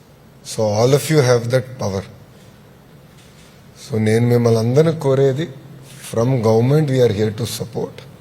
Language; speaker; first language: Telugu; native; Telugu